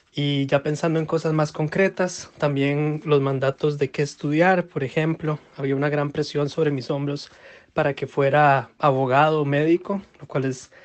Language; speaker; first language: Spanish; native; Spanish